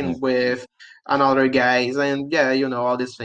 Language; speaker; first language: English; non-native, learner; Portuguese